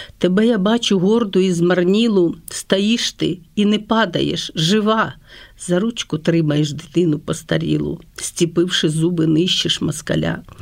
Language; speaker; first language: Ukrainian; non-native, local second language; Russian